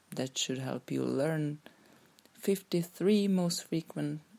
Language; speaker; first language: English; non-native, fluent; Czech